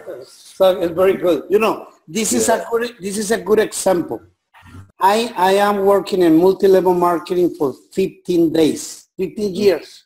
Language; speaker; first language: English; non-native, learner; Spanish